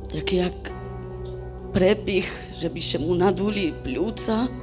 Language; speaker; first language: Slovak; non-native, local second language; Romany